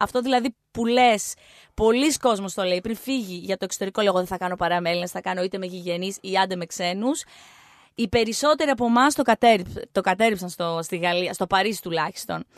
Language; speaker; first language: Greek; native; Greek